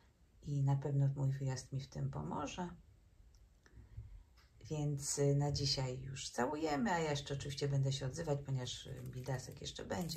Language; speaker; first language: Polish; native; Polish